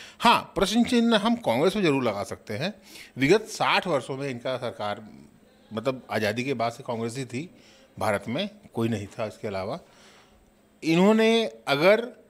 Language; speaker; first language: Hindi; native; Hindi